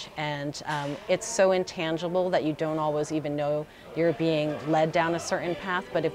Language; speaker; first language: English; native; English